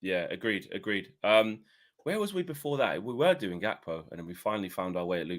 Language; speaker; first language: English; native; English